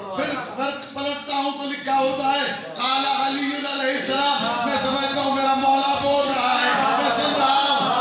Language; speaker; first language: Urdu; non-native, local second language; Sindhi